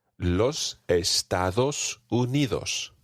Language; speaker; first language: Spanish; non-native, fluent; English